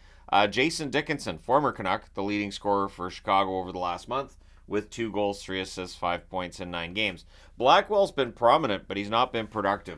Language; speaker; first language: English; native; English